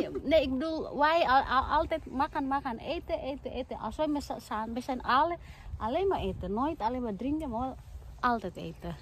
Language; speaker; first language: Dutch; non-native, learner; Indonesian